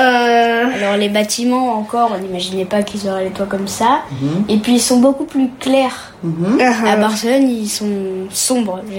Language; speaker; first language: French; early bilingual, heritage; French